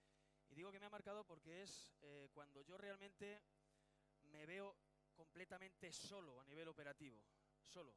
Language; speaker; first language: Spanish; native; Spanish